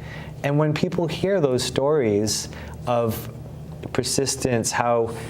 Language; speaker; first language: English; native; English